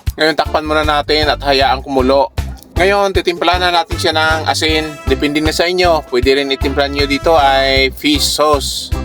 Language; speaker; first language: Filipino; non-native, local second language; Cebuano